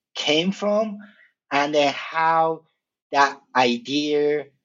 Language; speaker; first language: English; non-native, fluent; Japanese